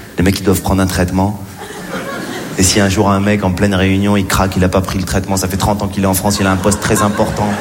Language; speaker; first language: French; native; French